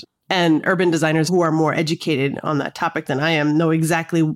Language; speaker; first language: English; native; English